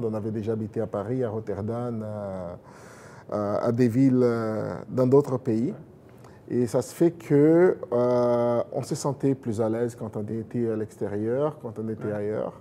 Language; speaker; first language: French; non-native, fluent; Portuguese